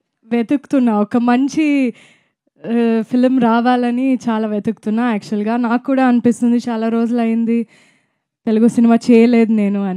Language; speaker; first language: Telugu; non-native, fluent; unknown